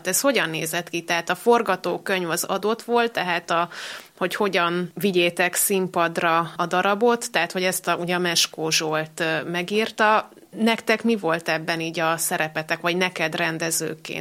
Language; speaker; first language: Hungarian; native; Hungarian